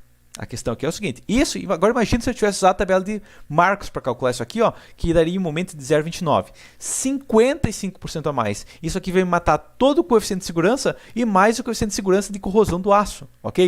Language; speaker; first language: Portuguese; native; Portuguese